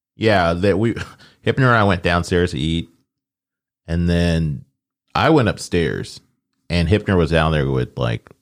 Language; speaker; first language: English; early bilingual, other home language; Yoruba